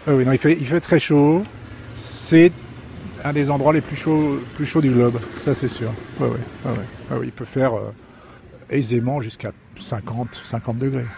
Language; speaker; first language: French; native; French